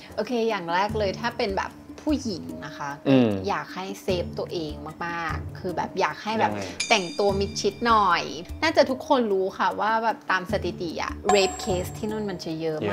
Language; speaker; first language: Thai; native; Thai